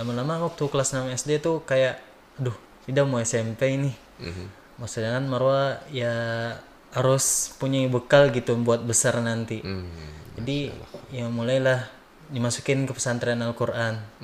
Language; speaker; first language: Indonesian; native; Indonesian